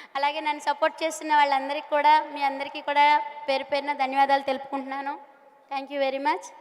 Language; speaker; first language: Telugu; native; Telugu